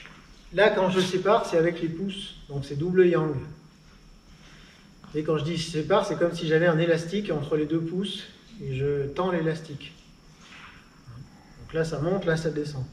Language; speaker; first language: French; native; French